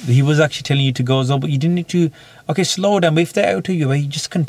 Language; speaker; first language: English; native; English